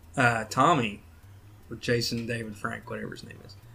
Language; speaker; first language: English; native; English